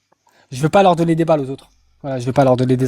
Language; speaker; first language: French; native; French